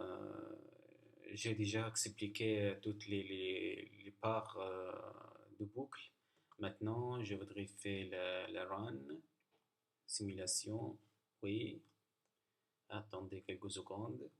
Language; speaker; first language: French; non-native, learner; Arabic